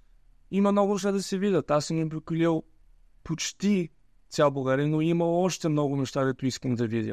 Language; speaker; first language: Bulgarian; early bilingual, heritage; Bulgarian